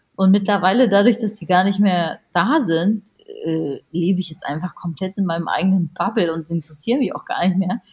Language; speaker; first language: German; early bilingual, other home language; Japanese